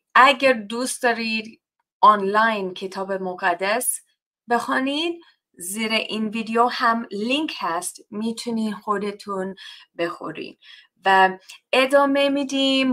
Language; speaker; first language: Persian; non-native, fluent; English